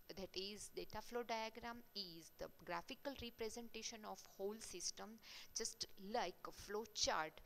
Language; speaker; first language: English; non-native, local second language; Gujarati